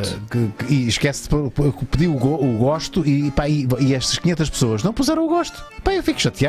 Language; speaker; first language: Portuguese; native; Portuguese